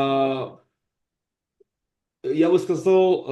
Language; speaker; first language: Russian; non-native, learner; Basque